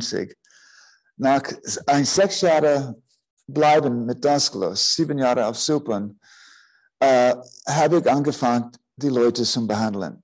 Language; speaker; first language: German; non-native, fluent; English